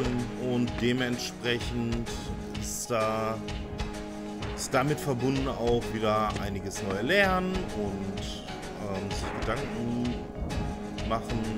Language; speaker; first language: German; native; German